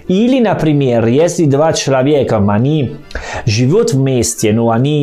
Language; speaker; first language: Russian; non-native, fluent; Italian